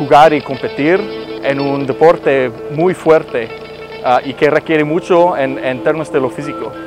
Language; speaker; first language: Spanish; non-native, fluent; English